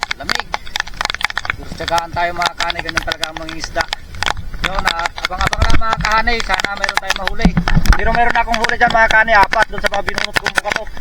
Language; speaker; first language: Filipino; native; Filipino